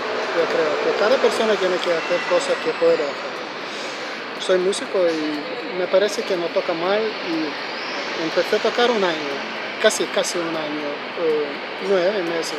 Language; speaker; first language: Spanish; non-native, learner; Ukrainian